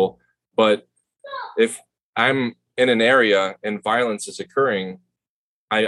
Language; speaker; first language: English; native; English